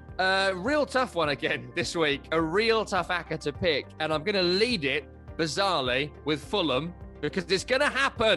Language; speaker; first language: English; native; English